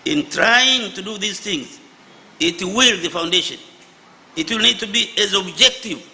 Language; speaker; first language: English; non-native, local second language; Swahili